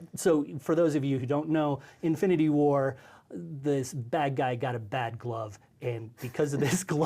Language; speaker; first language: English; native; English